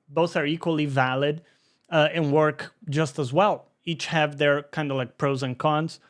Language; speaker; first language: English; native; English